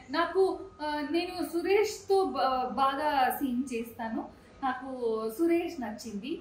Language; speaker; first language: Telugu; non-native, learner; Kannada